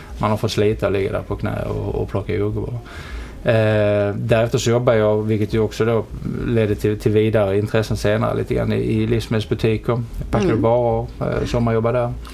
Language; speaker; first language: Swedish; native; Swedish